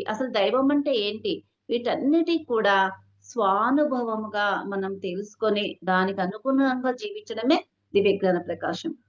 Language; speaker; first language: Telugu; non-native, local second language; Hindi